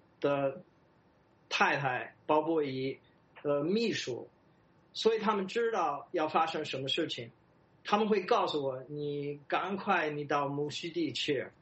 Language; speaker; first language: Chinese; non-native, fluent; English